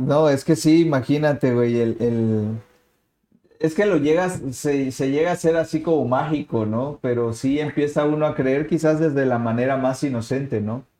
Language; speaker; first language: Spanish; native; Spanish